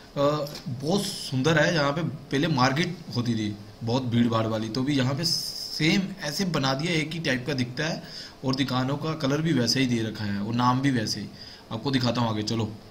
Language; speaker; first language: Hindi; non-native, local second language; Punjabi